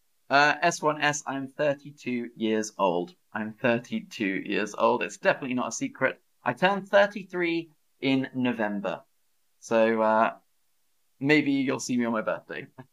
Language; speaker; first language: English; native; English